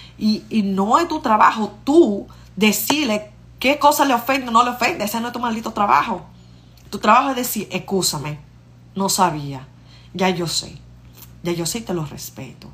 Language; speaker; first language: Spanish; native; Spanish